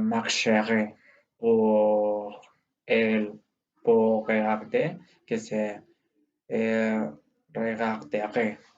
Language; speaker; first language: French; non-native, learner; Spanish